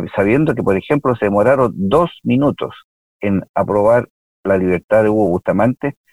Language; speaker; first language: Spanish; native; Spanish